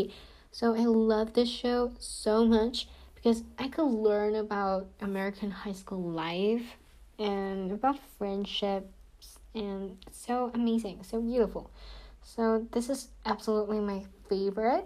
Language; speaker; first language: English; non-native, fluent; Korean